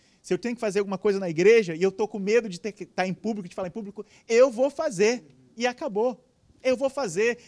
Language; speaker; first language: Portuguese; native; Portuguese